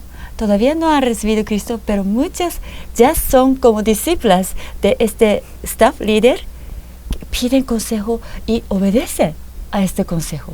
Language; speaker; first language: Spanish; non-native, fluent; Japanese